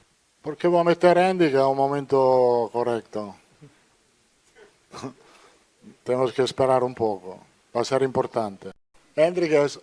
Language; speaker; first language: Spanish; non-native, fluent; Italian